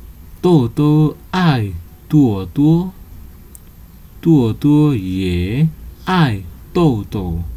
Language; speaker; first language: Chinese; non-native, fluent; Nepali